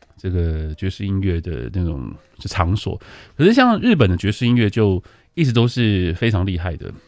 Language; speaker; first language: Chinese; native; Chinese